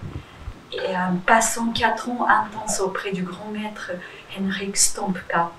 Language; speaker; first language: French; native; French